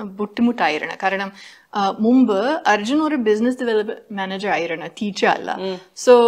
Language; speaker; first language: Malayalam; non-native, fluent; English